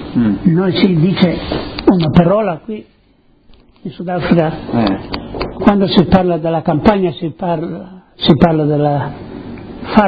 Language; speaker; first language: Italian; early bilingual, heritage; Italian